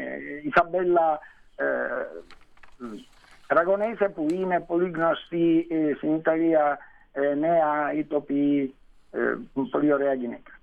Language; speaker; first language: Greek; non-native, learner; Italian